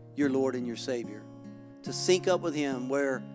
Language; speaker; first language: English; native; English